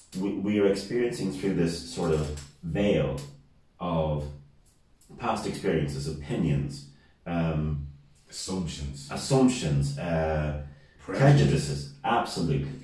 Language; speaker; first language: English; native; English